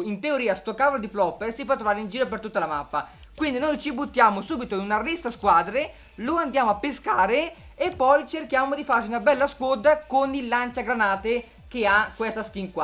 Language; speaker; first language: Italian; native; Italian